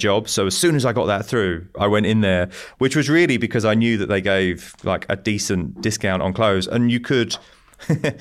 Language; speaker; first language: English; native; English